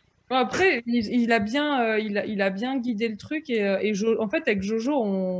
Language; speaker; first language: French; native; French